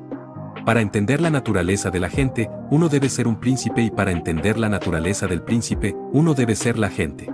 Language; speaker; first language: Spanish; native; Spanish